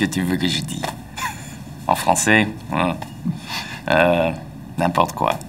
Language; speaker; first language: French; non-native, fluent; English